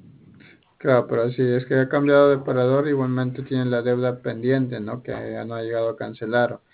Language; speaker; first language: Spanish; native; Spanish